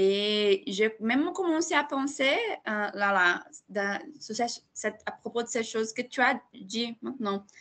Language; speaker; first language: French; non-native, fluent; Portuguese